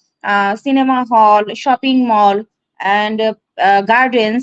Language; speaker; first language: English; non-native, learner; Bangla